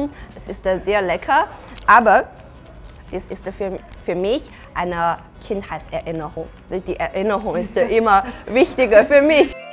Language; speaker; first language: German; non-native, fluent; Chinese